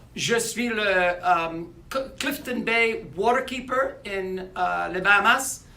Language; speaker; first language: French; non-native, learner; English